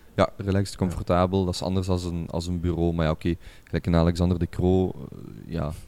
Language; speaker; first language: Dutch; native; Dutch